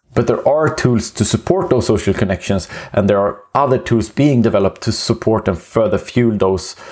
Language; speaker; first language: English; non-native, fluent; Swedish